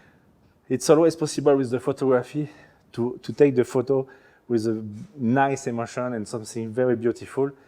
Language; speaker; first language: English; non-native, learner; French